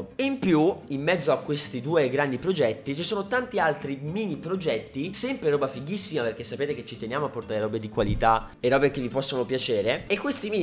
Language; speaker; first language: Italian; native; Italian